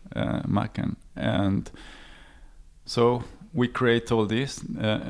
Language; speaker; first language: English; non-native, fluent; Spanish